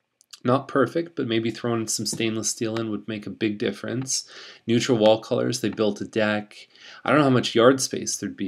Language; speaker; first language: English; native; English